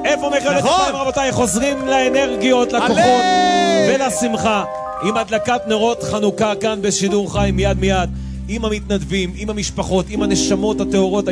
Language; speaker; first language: Hebrew; native; Hebrew